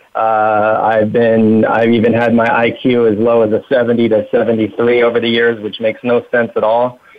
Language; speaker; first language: English; native; English